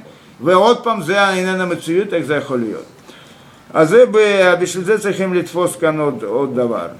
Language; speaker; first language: Hebrew; non-native, fluent; Russian